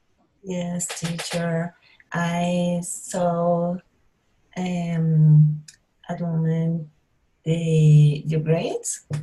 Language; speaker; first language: English; non-native, learner; Spanish